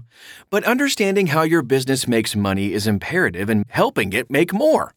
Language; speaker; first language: English; native; English